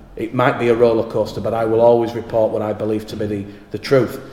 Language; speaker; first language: English; native; English